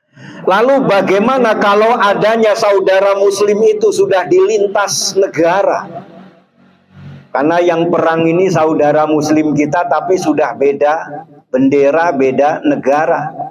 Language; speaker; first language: Indonesian; native; Indonesian